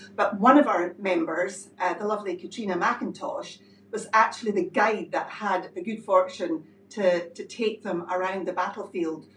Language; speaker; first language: English; native; English